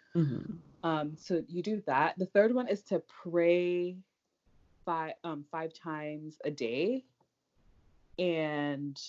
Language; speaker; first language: English; non-native, local second language; Yoruba